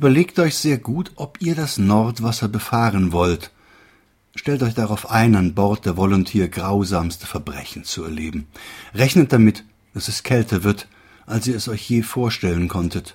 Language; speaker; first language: German; native; German